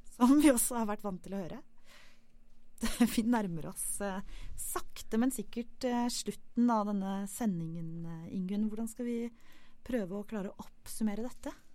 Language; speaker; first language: Norwegian; native; Norwegian